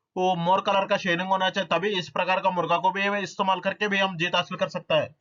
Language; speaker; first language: Hindi; non-native, local second language; Telugu